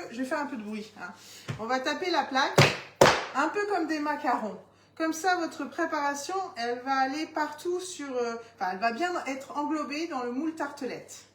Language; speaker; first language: French; native; French